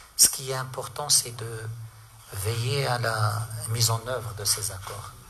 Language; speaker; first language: French; non-native, local second language; Arabic